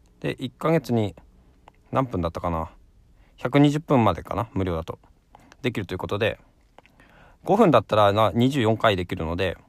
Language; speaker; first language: Japanese; native; Japanese